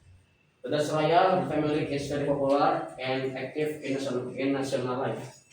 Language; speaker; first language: English; non-native, learner; Indonesian